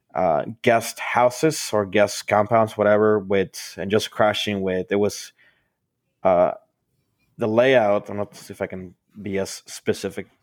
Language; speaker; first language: English; early bilingual, other home language; Spanish